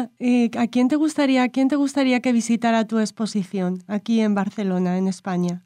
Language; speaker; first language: Spanish; native; Spanish